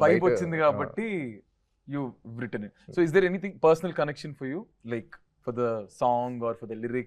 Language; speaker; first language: Telugu; native; Telugu